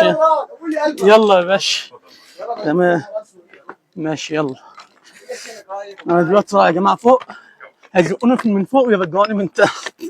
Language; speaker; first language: Arabic; native; Arabic